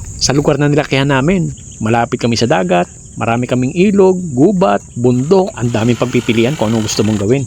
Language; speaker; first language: Filipino; non-native, local second language; Cebuano